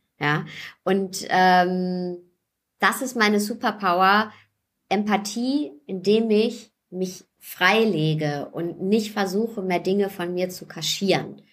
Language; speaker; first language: German; early bilingual, other home language; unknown